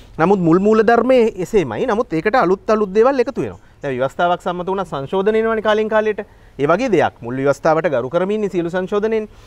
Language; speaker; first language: Sinhala; native; Sinhala